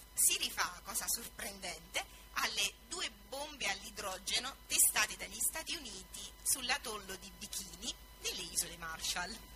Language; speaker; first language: Italian; native; Italian